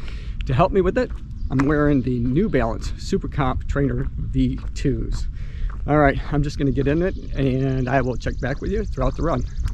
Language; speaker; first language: English; native; English